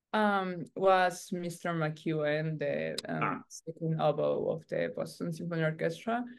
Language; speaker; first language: English; non-native, learner; Spanish